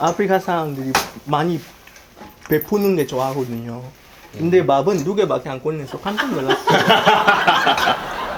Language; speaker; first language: Korean; non-native, fluent; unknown